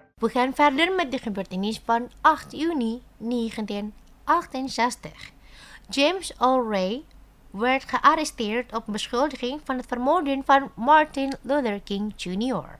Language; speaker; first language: Dutch; non-native, fluent; Indonesian